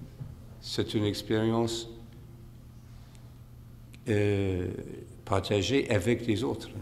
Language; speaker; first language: French; non-native, fluent; English